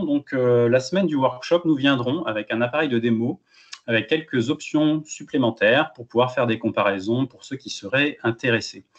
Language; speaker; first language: French; native; French